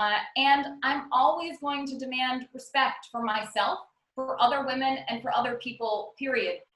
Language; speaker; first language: English; native; English